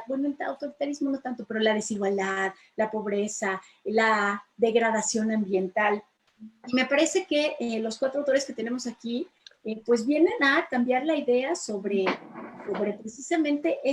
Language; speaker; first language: Spanish; native; Spanish